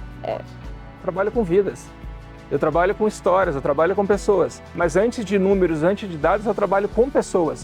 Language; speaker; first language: Portuguese; native; Portuguese